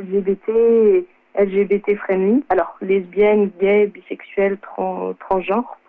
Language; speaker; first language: French; native; French